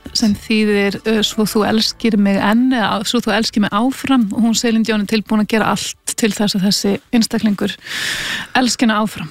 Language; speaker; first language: Icelandic; native; Icelandic